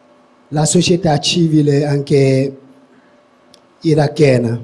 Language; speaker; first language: Italian; non-native, fluent; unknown